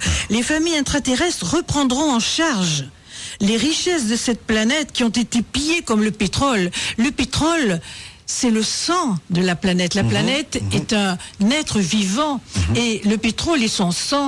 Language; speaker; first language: French; native; French